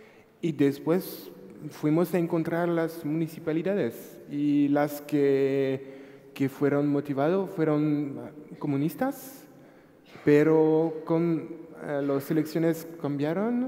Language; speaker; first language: Spanish; non-native, fluent; French